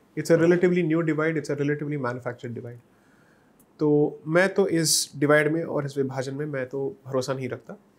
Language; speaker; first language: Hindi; non-native, local second language; Tamil